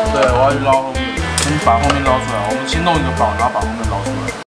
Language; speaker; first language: Chinese; native; Chinese